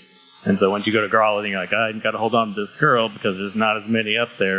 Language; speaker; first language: English; native; English